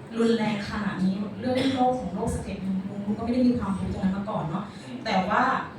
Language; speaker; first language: Thai; native; Thai